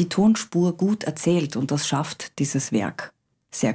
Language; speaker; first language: German; native; German